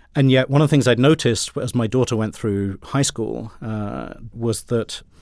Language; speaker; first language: English; native; English